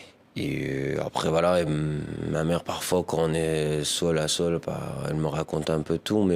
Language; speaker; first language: French; early bilingual, other home language; Persian